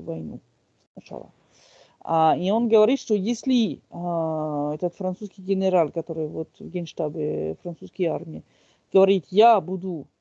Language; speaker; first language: Russian; non-native, fluent; French